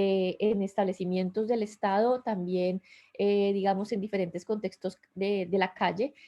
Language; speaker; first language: Spanish; native; Spanish